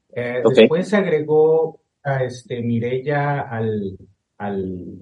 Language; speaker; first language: Spanish; native; Spanish